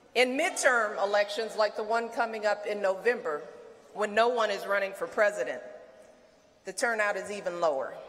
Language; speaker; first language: English; early bilingual, other home language; Spanish